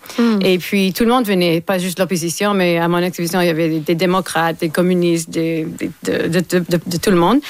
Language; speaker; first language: French; non-native, local second language; English